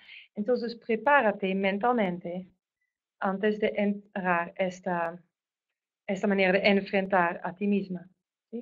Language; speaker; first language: Spanish; non-native, fluent; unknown